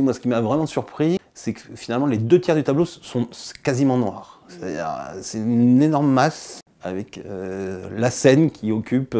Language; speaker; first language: French; native; French